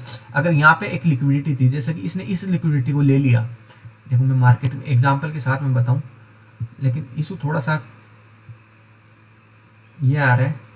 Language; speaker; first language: Hindi; native; Hindi